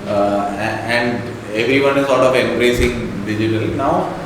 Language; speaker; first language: English; non-native, local second language; Malayalam